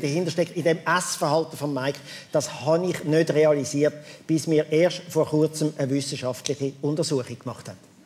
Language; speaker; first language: German; native; German